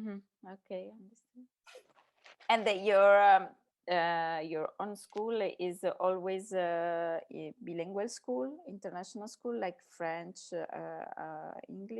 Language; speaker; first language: English; non-native, learner; Italian